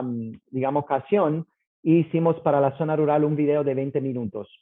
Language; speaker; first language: Spanish; native; Spanish